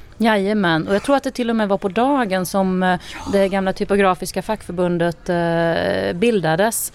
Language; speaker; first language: Swedish; native; Swedish